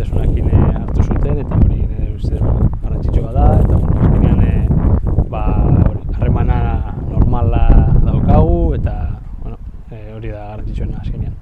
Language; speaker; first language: Basque; non-native, local second language; Spanish